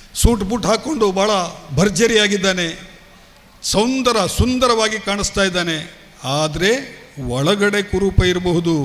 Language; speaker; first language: Kannada; non-native, local second language; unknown